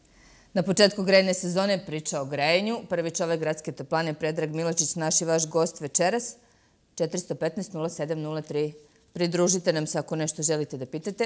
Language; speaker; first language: Serbian; native; Serbian